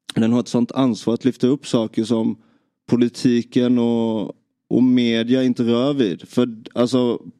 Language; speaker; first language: Swedish; native; Swedish